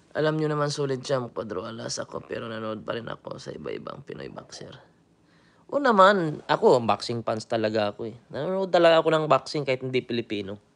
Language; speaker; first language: Filipino; native; Filipino